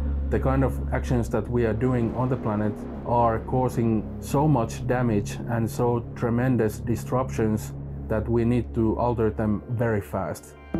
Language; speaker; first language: English; non-native, fluent; Finnish